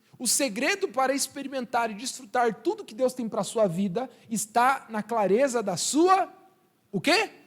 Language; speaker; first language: Portuguese; early bilingual, other home language; Spanish